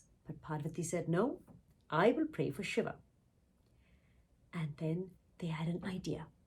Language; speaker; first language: English; non-native, local second language; Tamil